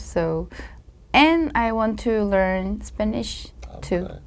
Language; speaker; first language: English; non-native, learner; Korean